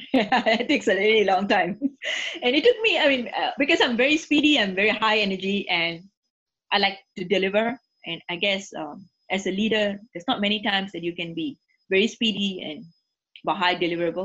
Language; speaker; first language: English; native; English